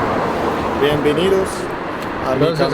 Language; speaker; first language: Spanish; non-native, fluent; Russian